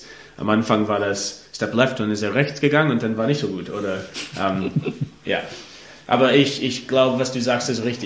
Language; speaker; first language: German; non-native, learner; English